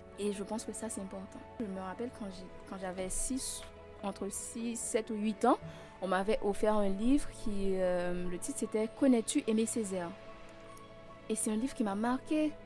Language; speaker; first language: French; non-native, local second language; Haitian Creole